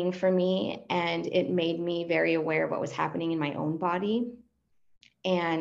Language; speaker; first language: English; non-native, fluent; Spanish